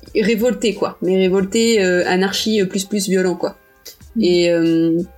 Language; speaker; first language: French; early bilingual, heritage; Portuguese